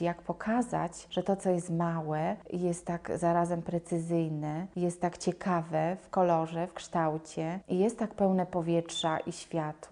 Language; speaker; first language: Polish; native; Polish